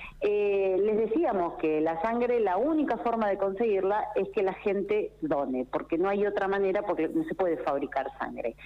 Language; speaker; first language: Spanish; native; Spanish